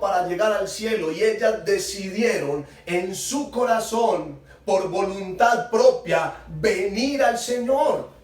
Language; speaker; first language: Spanish; native; Spanish